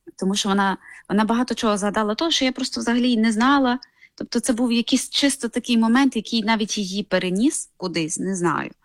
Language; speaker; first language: Ukrainian; native; Ukrainian